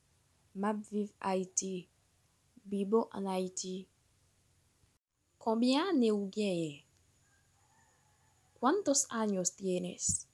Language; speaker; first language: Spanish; non-native, fluent; Haitian Creole